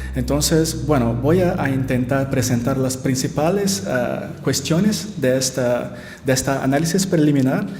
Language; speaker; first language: Spanish; non-native, learner; Portuguese